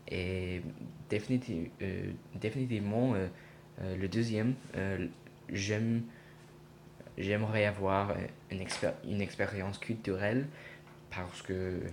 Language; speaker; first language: French; non-native, learner; English